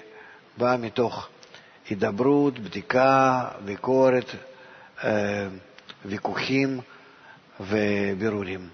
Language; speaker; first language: Hebrew; non-native, fluent; Russian